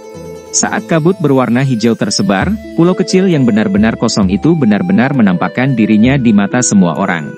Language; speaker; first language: Indonesian; native; Indonesian